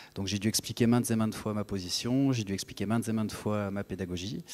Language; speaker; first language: French; native; French